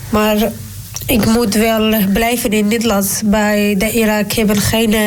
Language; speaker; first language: Dutch; non-native, learner; Arabic